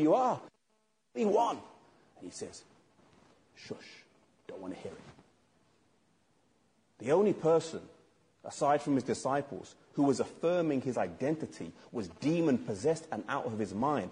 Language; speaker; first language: English; native; English